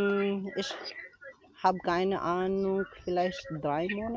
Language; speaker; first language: German; non-native, learner; Cebuano